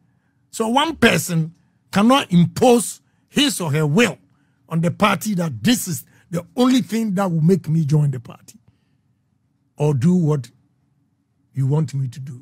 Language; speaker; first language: English; non-native, local second language; Akan